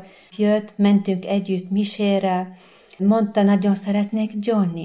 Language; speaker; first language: Hungarian; non-native, fluent; Arabic